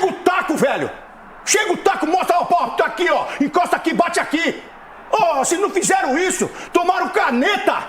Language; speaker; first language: Portuguese; native; Portuguese